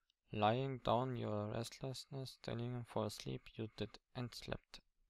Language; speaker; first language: English; non-native, learner; German